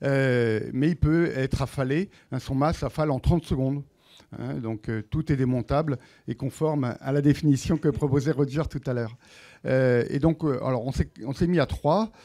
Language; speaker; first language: French; native; French